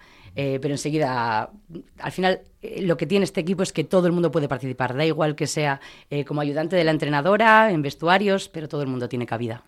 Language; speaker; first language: Spanish; native; Spanish